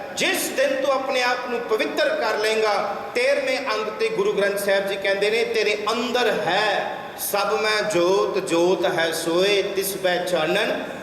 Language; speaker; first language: Punjabi; early bilingual, heritage; Punjabi